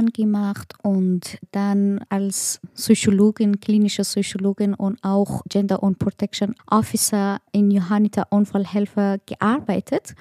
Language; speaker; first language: German; non-native, learner; Persian